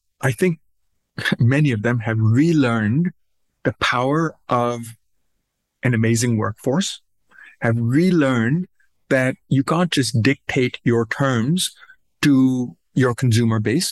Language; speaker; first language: English; non-native, local second language; Urdu